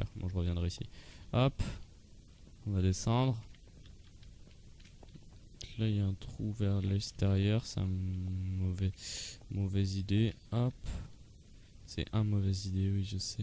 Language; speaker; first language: French; native; French